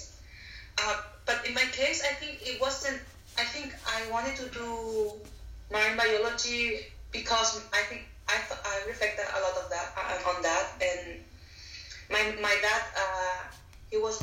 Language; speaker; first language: English; non-native, fluent; Spanish